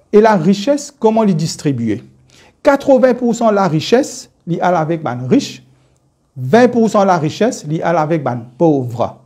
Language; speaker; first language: French; non-native, local second language; Morisyen